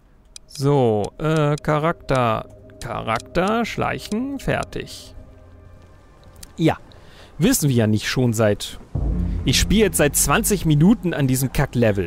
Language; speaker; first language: German; native; German